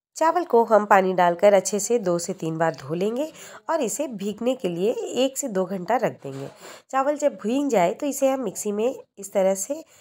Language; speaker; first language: Hindi; native; Hindi